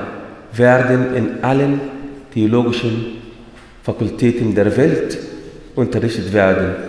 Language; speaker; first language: German; non-native, fluent; Arabic